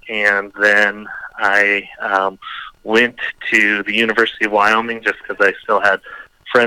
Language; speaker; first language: English; native; English